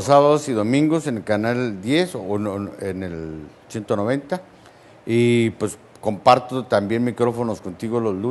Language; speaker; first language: Spanish; native; Spanish